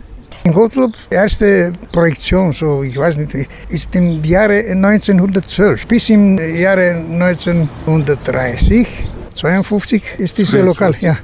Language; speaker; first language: German; non-native, learner; Romanian